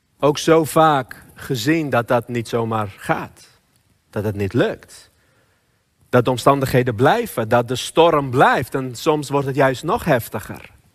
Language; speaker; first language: Dutch; non-native, fluent; Armenian